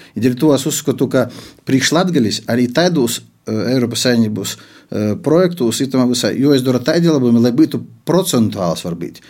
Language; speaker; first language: Latvian; non-native, local second language; Russian